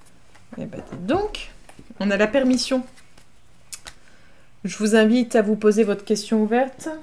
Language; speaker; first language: French; native; French